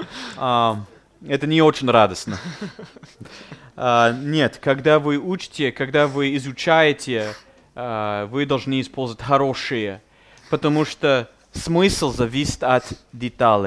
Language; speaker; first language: Russian; non-native, fluent; English